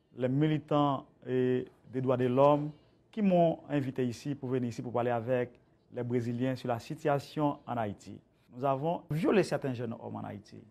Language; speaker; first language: French; native; French